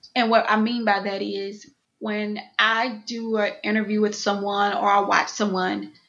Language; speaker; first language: English; native; English